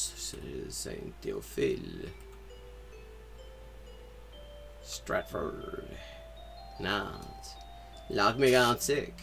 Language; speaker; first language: French; non-native, fluent; English